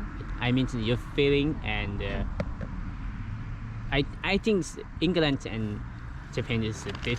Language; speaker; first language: English; non-native, learner; Japanese